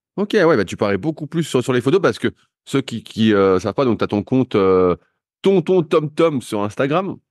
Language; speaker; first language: French; native; French